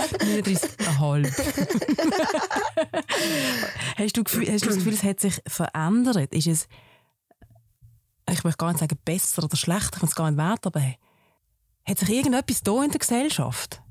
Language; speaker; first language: German; native; German